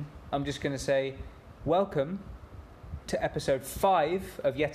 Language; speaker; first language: English; native; English